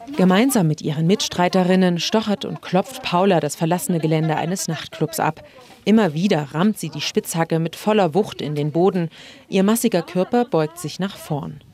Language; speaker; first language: German; native; German